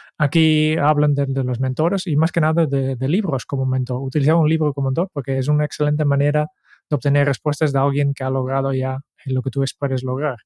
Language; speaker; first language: Spanish; non-native, fluent; Dutch